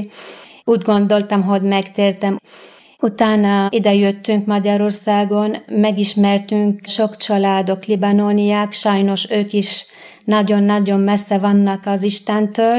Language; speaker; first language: Hungarian; non-native, fluent; Arabic